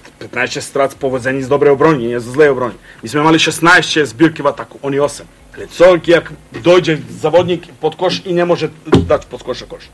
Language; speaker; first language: Polish; non-native, fluent; Croatian